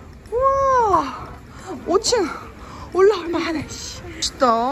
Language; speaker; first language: Korean; native; Korean